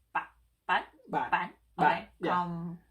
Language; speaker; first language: Vietnamese; non-native, learner; Chinese